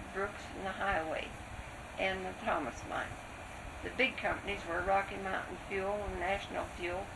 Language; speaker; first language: English; native; English